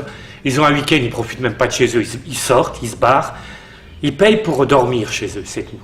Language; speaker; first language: French; native; French